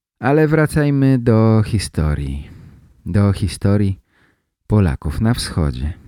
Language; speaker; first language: Polish; native; Polish